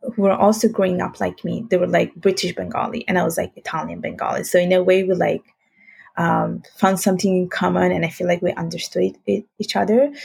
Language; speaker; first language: English; non-native, fluent; Italian